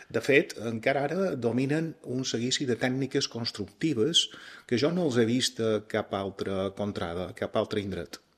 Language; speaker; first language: Catalan; native; Catalan